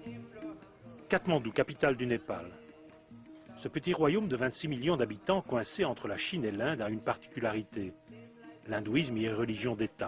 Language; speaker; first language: French; native; French